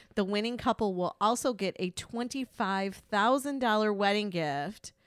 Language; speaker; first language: English; native; English